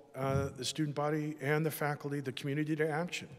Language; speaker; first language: English; native; English